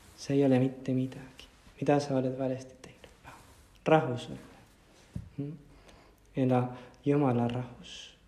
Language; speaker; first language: Estonian; non-native, fluent; Spanish